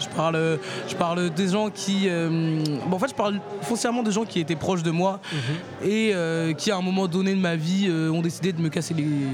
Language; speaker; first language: French; native; French